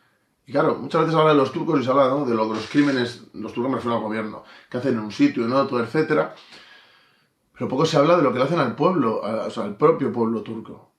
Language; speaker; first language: Spanish; native; Spanish